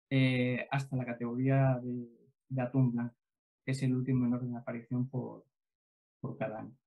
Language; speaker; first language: Spanish; native; Spanish